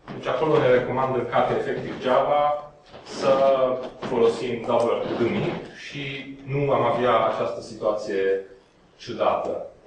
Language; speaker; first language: Romanian; non-native, local second language; Hungarian